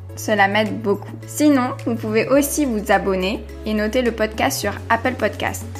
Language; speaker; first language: French; native; French